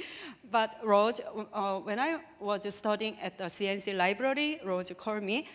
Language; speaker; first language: English; non-native, learner; Korean